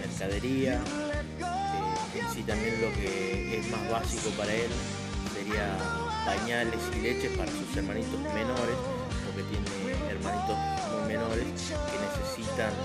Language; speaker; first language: Spanish; native; Spanish